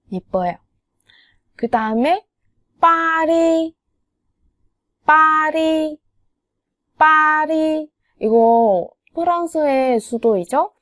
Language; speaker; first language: Korean; non-native, fluent; Vietnamese